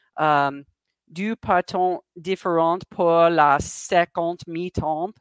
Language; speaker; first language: French; non-native, learner; English